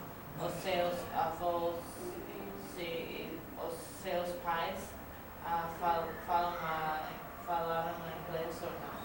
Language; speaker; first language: Portuguese; non-native, learner; English